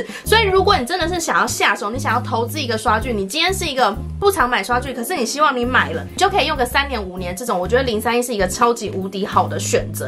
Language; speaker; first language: Chinese; native; Chinese